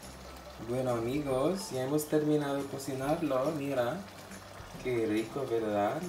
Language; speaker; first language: Spanish; non-native, fluent; Filipino